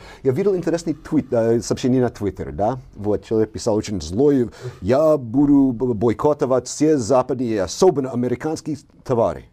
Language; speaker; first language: Russian; non-native, fluent; English